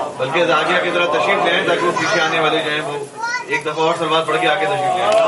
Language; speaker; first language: Urdu; native; Urdu